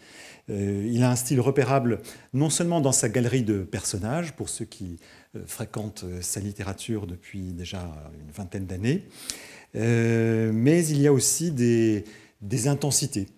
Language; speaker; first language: French; native; French